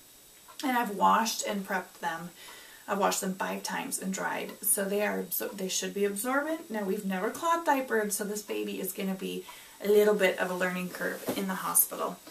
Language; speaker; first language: English; native; English